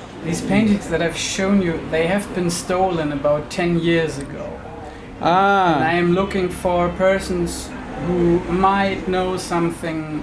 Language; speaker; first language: English; non-native, fluent; German